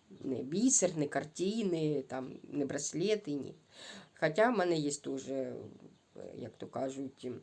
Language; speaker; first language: Ukrainian; non-native, local second language; Russian